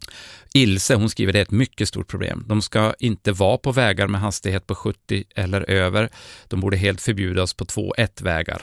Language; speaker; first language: Swedish; native; Swedish